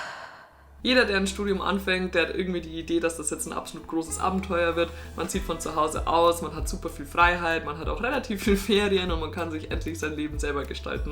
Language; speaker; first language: German; native; German